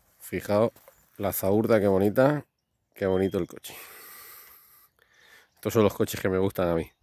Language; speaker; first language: Spanish; native; Spanish